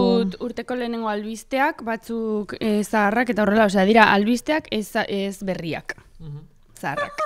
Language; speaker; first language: Basque; native; Basque